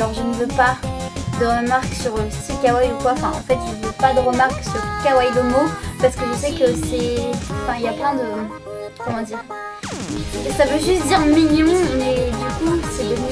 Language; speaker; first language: French; native; French